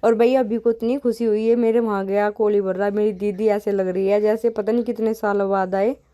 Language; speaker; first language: Hindi; native; Hindi